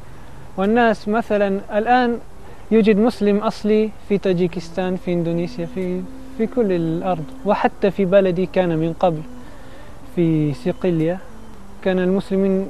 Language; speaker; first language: Arabic; non-native, learner; Italian